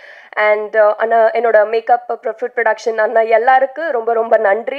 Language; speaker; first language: Tamil; non-native, learner; Telugu